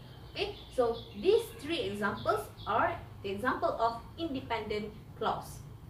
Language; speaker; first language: English; non-native, local second language; Malay